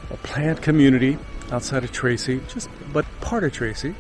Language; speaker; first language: English; native; English